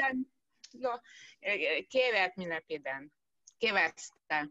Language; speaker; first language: Finnish; non-native, learner; Russian